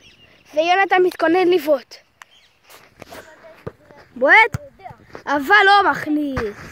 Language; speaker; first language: Hebrew; native; Hebrew